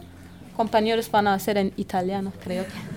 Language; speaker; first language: Spanish; non-native, learner; Kurdish